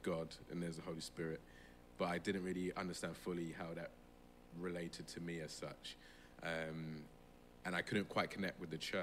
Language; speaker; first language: English; native; English